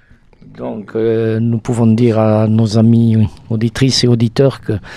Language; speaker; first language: French; native; French